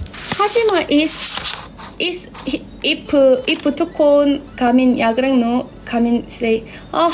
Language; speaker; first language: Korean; non-native, learner; Thai